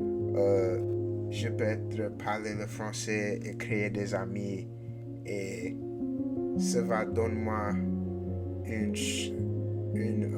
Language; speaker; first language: French; non-native, learner; English